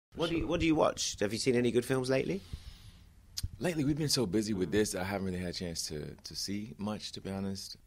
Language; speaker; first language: English; native; English